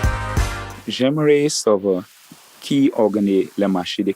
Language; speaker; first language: French; non-native, learner; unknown